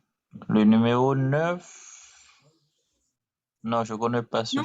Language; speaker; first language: French; non-native, learner; Haitian Creole